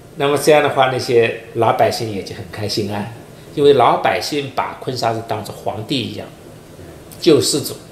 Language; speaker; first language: Chinese; native; Chinese